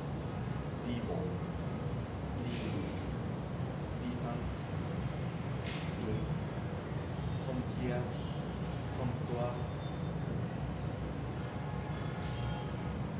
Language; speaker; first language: Vietnamese; non-native, learner; Japanese